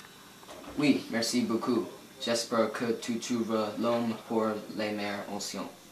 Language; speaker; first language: French; non-native, learner; English